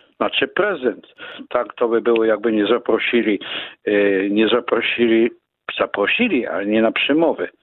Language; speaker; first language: Polish; non-native, fluent; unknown